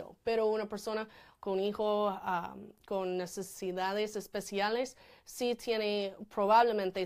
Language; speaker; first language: Spanish; non-native, fluent; English